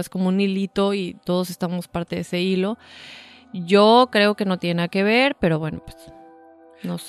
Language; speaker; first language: Spanish; native; Spanish